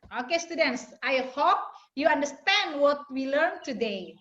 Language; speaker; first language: English; non-native, fluent; Indonesian